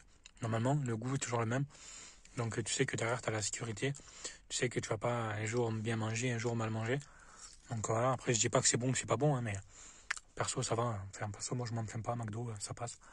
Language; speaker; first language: French; native; French